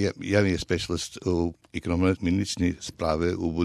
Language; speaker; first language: Ukrainian; early bilingual, heritage; Ukrainian